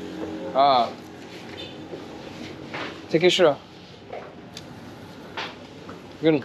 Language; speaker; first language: English; non-native, learner; French